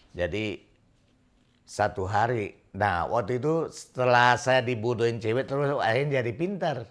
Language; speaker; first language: Indonesian; non-native, local second language; Min Nan Chinese